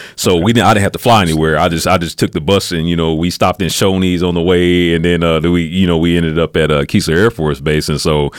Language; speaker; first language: English; native; English